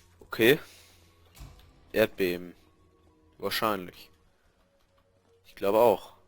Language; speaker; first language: German; native; German